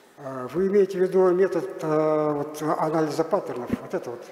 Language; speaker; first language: Russian; native; Russian